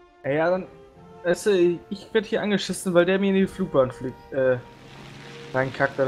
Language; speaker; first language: German; native; German